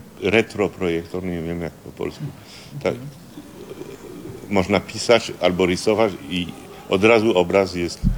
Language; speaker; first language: Polish; early bilingual, heritage; Polish